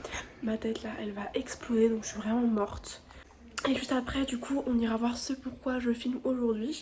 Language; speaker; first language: French; native; French